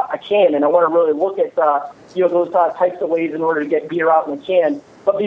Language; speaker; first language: English; native; English